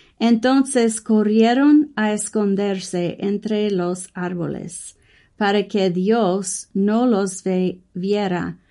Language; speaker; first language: Spanish; non-native, learner; English